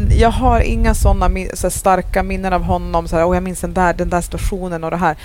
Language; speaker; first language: Swedish; native; Swedish